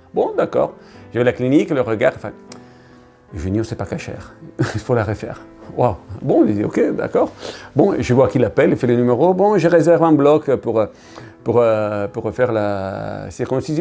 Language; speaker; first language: French; non-native, learner; Italian